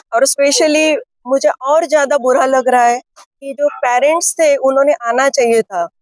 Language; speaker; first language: Hindi; non-native, local second language; Marathi